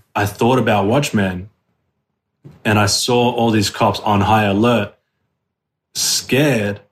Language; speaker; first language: English; native; English